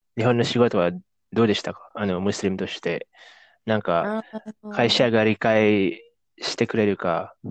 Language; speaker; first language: Japanese; non-native, fluent; Indonesian